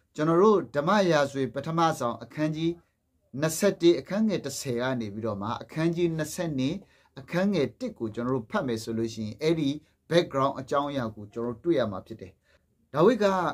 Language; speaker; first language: Burmese; non-native, local second language; S'gaw Karen